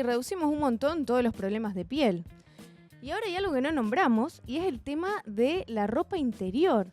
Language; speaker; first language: Spanish; native; Spanish